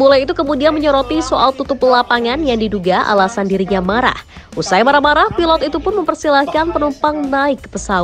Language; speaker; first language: Indonesian; native; Indonesian